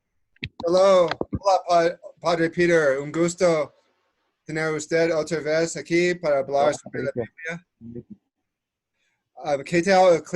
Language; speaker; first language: Spanish; non-native, fluent; English